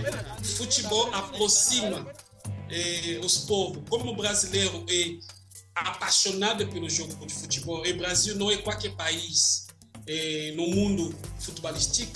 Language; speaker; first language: Portuguese; non-native, fluent; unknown